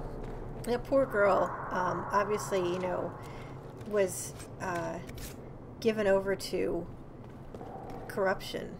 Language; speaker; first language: English; native; English